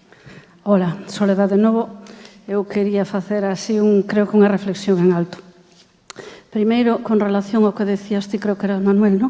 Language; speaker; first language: Galician; native; Galician